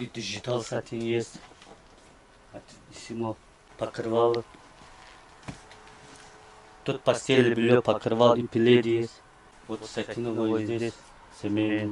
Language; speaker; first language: Russian; non-native, learner; Turkish